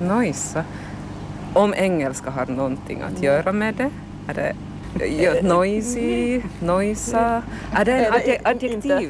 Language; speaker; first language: Swedish; non-native, local second language; Finnish